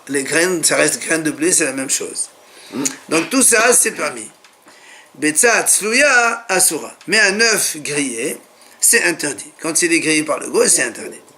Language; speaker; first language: French; native; French